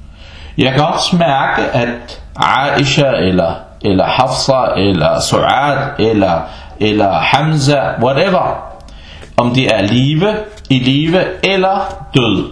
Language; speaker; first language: Danish; non-native, fluent; Arabic